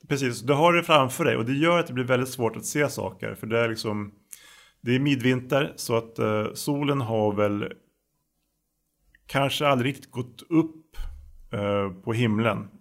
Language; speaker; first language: Swedish; native; Swedish